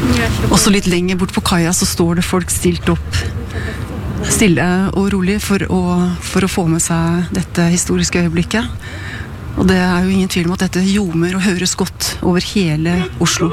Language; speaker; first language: Norwegian; native; Norwegian